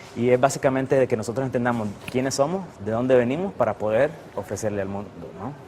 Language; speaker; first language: Spanish; native; Spanish